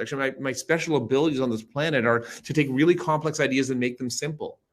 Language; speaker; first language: English; native; English